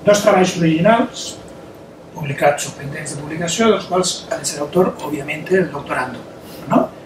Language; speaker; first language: Catalan; non-native, local second language; Spanish